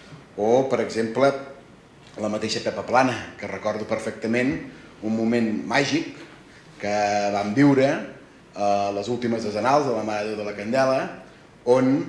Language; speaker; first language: Catalan; native; Catalan